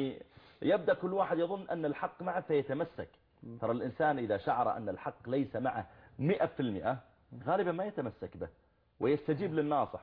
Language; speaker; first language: Arabic; native; Arabic